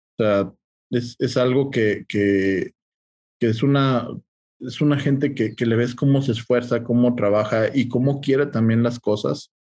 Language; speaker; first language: Spanish; native; Spanish